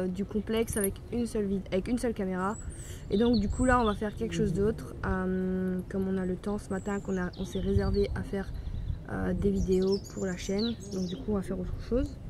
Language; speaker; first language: French; native; French